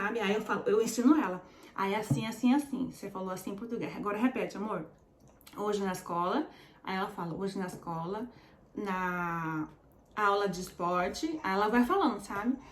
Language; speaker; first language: Portuguese; early bilingual, heritage; Portuguese